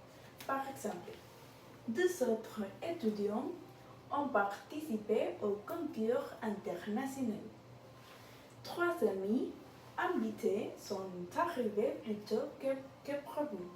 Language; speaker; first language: French; non-native, learner; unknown